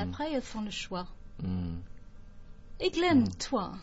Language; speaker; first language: French; non-native, fluent; English